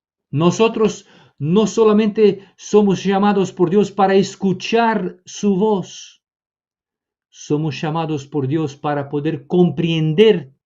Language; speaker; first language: Spanish; non-native, fluent; Portuguese